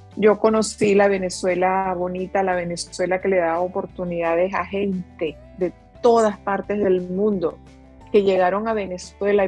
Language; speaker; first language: Spanish; native; Spanish